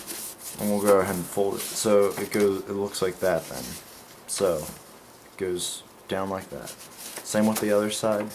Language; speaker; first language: English; native; English